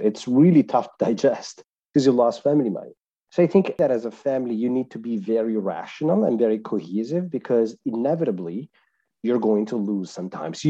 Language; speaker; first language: English; non-native, fluent; Italian